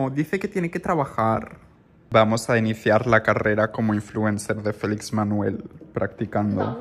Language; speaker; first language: Spanish; native; Spanish